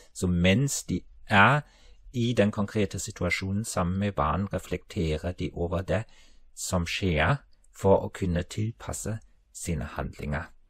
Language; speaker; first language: Norwegian; non-native, fluent; German